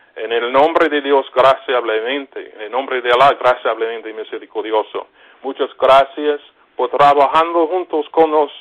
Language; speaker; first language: Spanish; non-native, learner; English